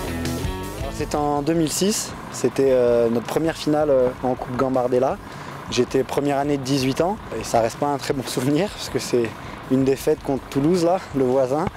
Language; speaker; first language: French; native; French